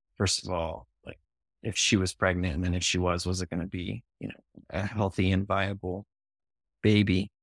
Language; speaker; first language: English; native; English